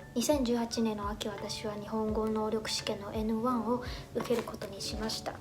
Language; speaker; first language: Japanese; non-native, fluent; Chinese